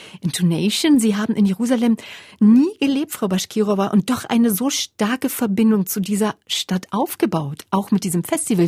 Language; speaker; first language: German; native; German